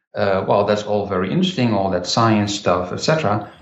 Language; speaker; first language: English; non-native, fluent; Dutch